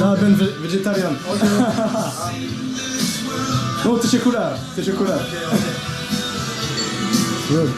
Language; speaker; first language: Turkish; non-native, learner; French